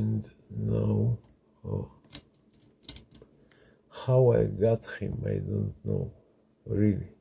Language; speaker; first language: English; non-native, learner; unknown